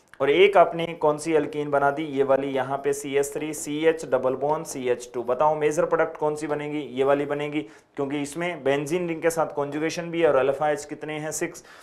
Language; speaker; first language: Hindi; native; Hindi